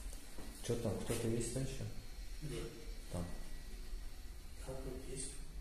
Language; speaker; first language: Russian; non-native, local second language; Kyrgyz